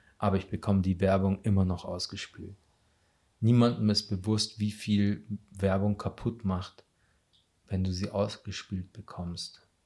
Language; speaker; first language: German; native; German